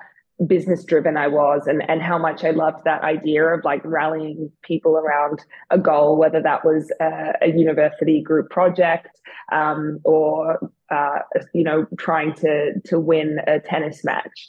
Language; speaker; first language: English; native; English